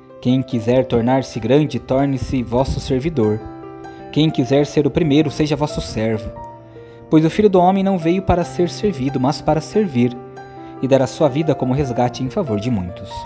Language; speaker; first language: Portuguese; native; Portuguese